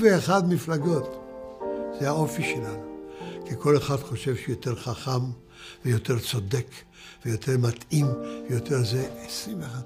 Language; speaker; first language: Hebrew; early bilingual, other home language; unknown